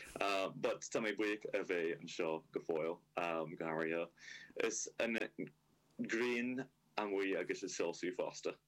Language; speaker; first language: Irish; non-native, fluent; English